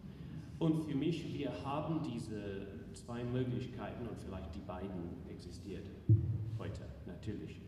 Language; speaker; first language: German; non-native, learner; English